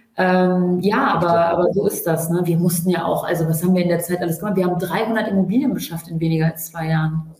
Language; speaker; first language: German; early bilingual, other home language; Turkish